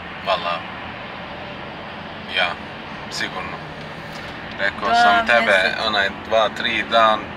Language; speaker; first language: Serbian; non-native, learner; Turkish